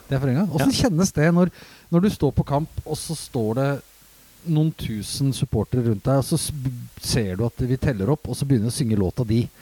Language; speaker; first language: Norwegian; native; Norwegian